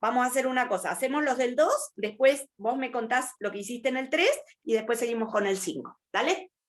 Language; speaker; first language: Spanish; native; Spanish